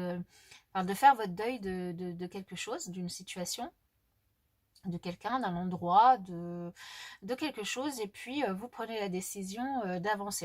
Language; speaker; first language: French; native; French